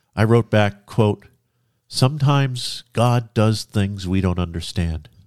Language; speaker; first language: English; native; English